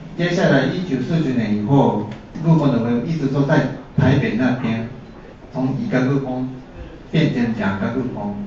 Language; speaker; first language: Chinese; non-native, fluent; Japanese